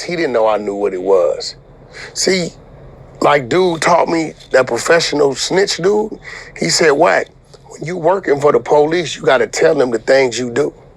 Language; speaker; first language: English; native; English